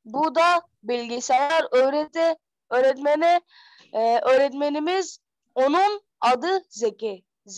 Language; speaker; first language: Turkish; non-native, learner; Persian